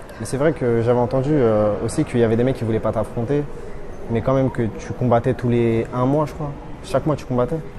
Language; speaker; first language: French; native; French